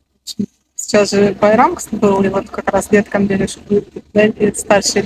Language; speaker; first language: Russian; native; Russian